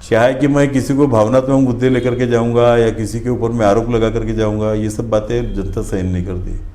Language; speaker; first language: Hindi; non-native, local second language; Marathi